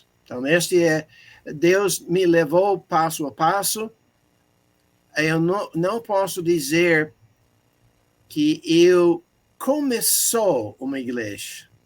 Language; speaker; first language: Portuguese; non-native, fluent; English